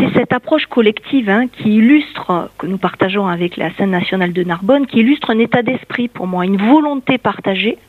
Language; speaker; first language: French; native; French